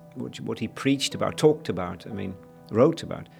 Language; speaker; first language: English; non-native, fluent; Dutch